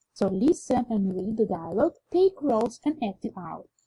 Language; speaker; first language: English; non-native, fluent; Albanian